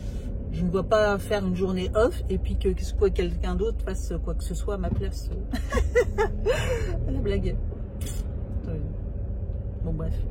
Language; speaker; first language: French; native; French